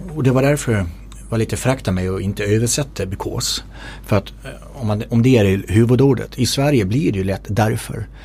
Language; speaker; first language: Swedish; native; Swedish